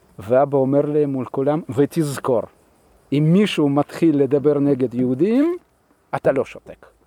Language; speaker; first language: Hebrew; non-native, fluent; Russian